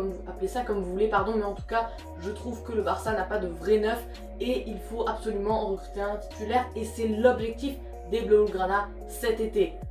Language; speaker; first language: French; native; French